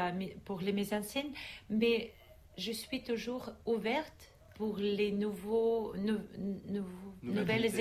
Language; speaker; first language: French; non-native, learner; Russian